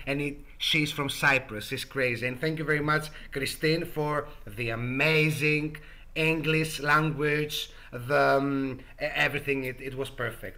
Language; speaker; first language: English; non-native, learner; Greek